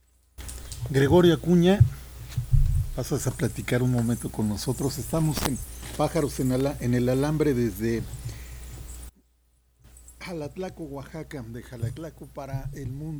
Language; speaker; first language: Spanish; native; Spanish